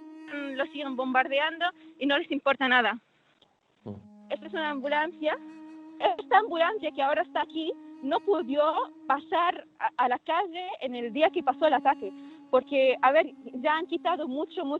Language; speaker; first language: Spanish; non-native, fluent; Arabic